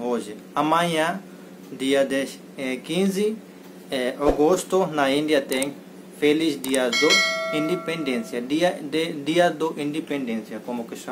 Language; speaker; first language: Portuguese; non-native, learner; Hindi